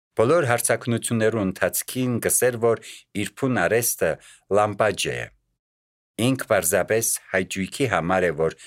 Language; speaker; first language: Armenian; native; Armenian